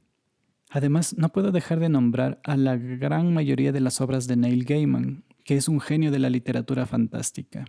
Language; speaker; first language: Spanish; native; Spanish